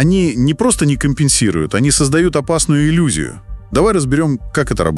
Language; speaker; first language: Russian; native; Russian